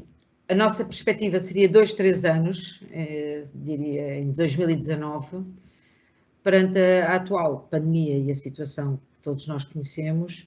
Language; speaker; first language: Portuguese; native; Portuguese